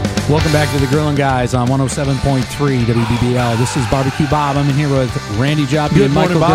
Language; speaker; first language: English; native; English